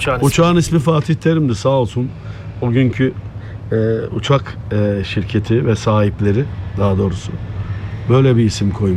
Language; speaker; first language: Turkish; native; Turkish